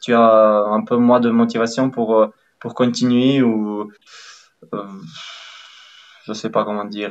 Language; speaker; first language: French; non-native, fluent; Ukrainian